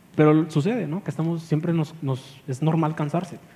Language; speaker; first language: Spanish; native; Spanish